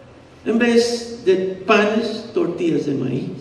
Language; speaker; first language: Spanish; early bilingual, heritage; Spanish